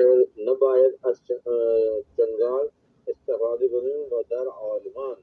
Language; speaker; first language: Persian; non-native, learner; Urdu